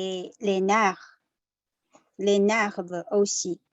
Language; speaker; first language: French; non-native, learner; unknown